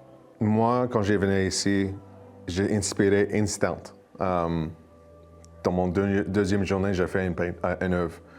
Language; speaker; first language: French; non-native, learner; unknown